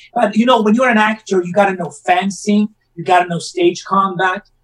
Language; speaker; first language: English; non-native, fluent; Italian